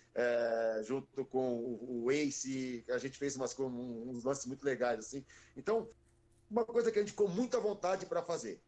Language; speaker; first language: Portuguese; native; Portuguese